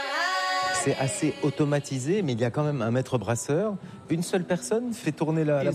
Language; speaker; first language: French; native; French